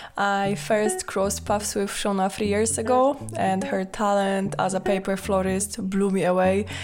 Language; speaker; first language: English; non-native, fluent; Polish